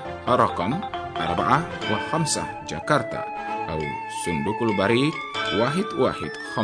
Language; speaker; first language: Arabic; non-native, fluent; Indonesian